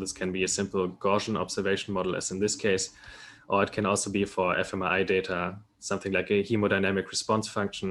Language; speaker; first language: English; non-native, fluent; German